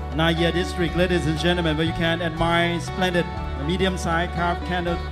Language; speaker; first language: English; non-native, fluent; Thai